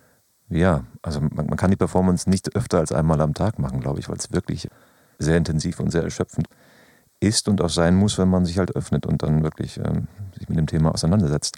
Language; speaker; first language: German; native; German